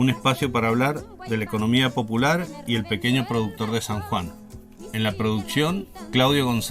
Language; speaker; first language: Spanish; native; Spanish